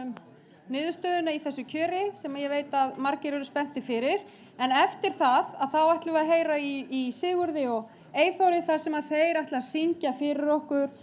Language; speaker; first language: Icelandic; native; Icelandic